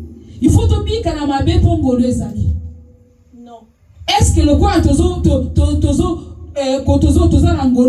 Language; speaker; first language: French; non-native, local second language; Lingala